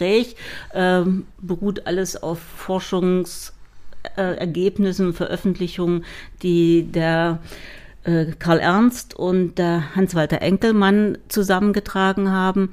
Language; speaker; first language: German; native; German